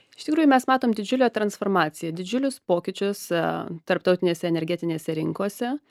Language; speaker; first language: Lithuanian; early bilingual, heritage; Lithuanian